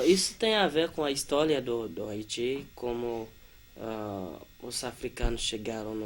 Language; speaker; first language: Portuguese; non-native, fluent; Haitian Creole